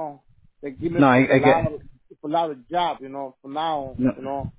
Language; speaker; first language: English; non-native, learner; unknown